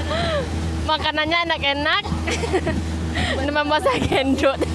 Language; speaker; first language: Indonesian; non-native, local second language; Minangkabau